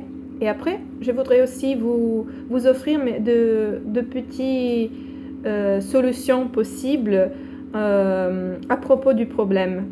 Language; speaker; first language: French; non-native, fluent; Italian